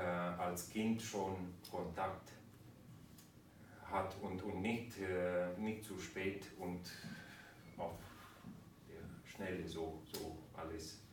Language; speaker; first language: German; non-native, fluent; Romanian